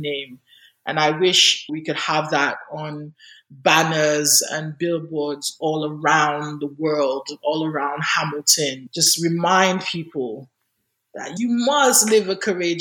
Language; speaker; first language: English; non-native, local second language; Yoruba